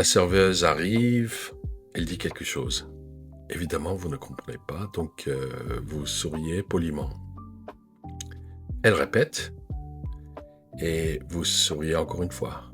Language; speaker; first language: French; non-native, fluent; Korean